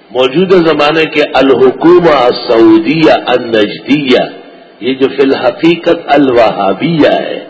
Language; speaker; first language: Urdu; non-native, local second language; Pashto